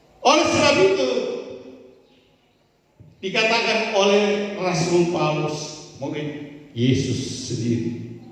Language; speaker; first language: Indonesian; native; Indonesian